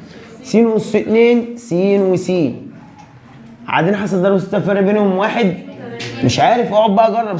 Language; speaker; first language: Arabic; native; Arabic